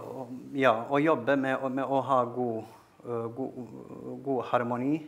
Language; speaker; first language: Norwegian; non-native, fluent; Bosnian